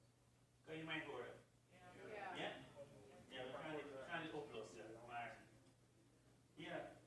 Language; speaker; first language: Dutch; non-native, learner; English